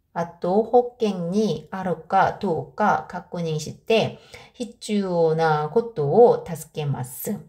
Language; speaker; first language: Japanese; non-native, fluent; Korean